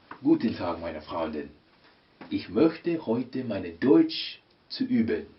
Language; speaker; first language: German; non-native, learner; English